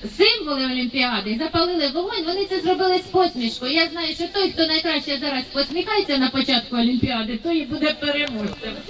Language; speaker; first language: Ukrainian; native; Ukrainian